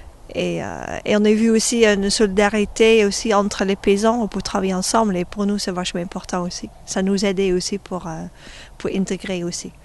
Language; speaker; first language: French; non-native, learner; Dutch